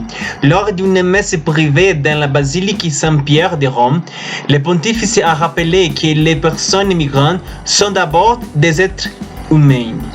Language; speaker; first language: French; non-native, learner; Spanish